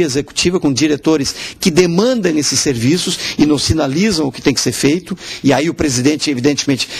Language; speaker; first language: Portuguese; native; Portuguese